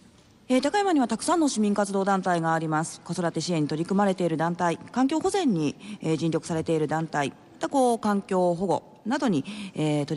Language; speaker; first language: Japanese; native; Japanese